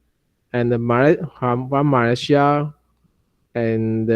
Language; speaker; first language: English; non-native, learner; Chinese